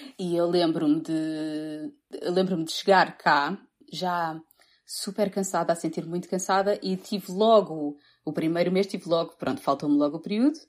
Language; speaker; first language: Portuguese; native; Portuguese